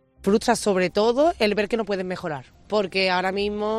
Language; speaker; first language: Spanish; native; Spanish